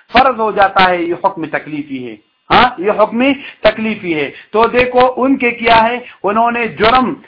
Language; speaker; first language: Urdu; non-native, local second language; Pashto